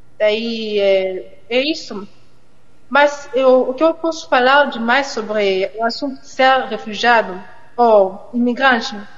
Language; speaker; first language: Portuguese; non-native, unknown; French